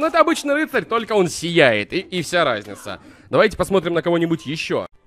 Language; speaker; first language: Russian; native; Russian